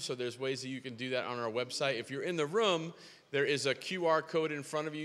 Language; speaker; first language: English; native; English